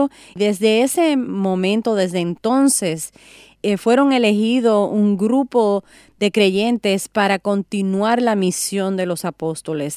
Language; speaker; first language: Spanish; native; Spanish